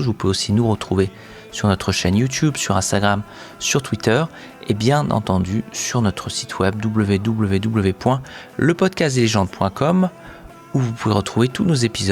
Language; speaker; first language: French; native; French